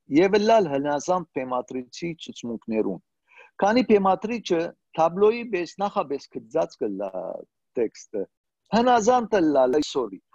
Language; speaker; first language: Armenian; early bilingual, heritage; Armenian